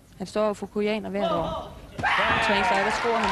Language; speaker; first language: Danish; native; Danish